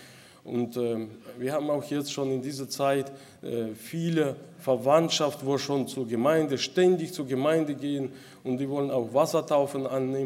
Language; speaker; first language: German; non-native, local second language; Russian